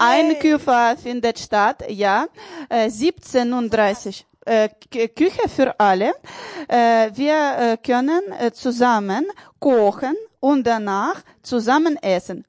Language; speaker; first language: German; non-native, learner; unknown